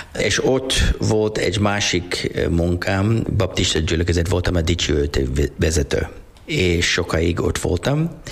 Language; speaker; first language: Hungarian; non-native, learner; English